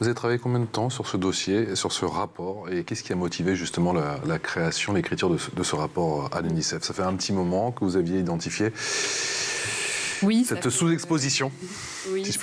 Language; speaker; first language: French; native; French